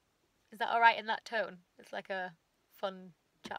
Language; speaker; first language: English; native; English